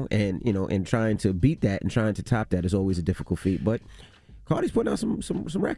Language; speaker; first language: English; native; English